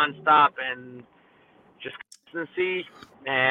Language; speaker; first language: English; native; English